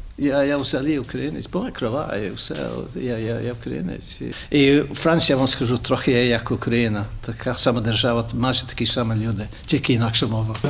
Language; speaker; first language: Ukrainian; early bilingual, heritage; Ukrainian